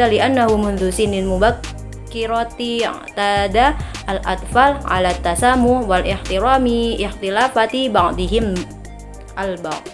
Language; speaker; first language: Arabic; non-native, learner; Indonesian